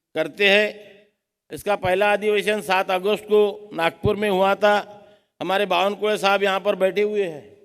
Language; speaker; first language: Hindi; non-native, local second language; Marathi